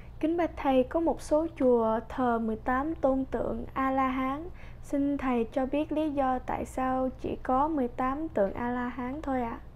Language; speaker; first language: Vietnamese; early bilingual, heritage; Vietnamese